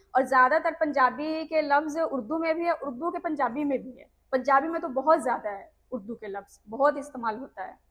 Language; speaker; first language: Hindi; non-native, local second language; Punjabi